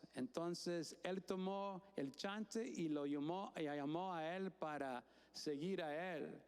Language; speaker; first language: Spanish; non-native, fluent; English